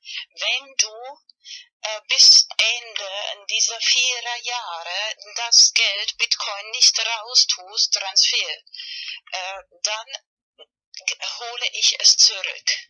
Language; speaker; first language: German; non-native, fluent; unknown